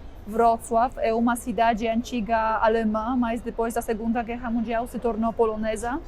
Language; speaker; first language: Portuguese; non-native, fluent; Polish